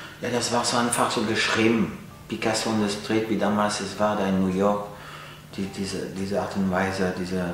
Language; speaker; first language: German; non-native, fluent; French